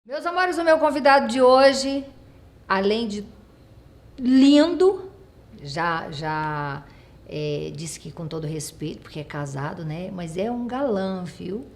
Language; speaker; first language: Portuguese; native; Portuguese